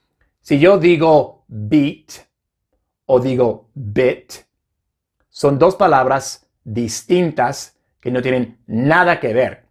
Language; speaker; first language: Spanish; non-native, fluent; English